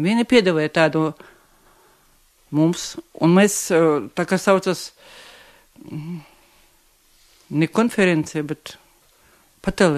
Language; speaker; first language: Latvian; non-native, local second language; Russian